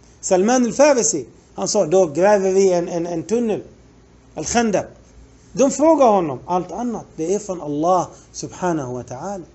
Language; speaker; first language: Swedish; non-native, fluent; Arabic